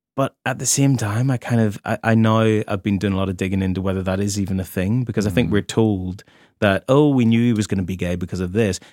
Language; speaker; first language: English; native; English